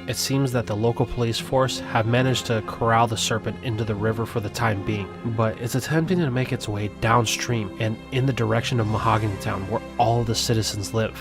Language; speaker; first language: English; native; English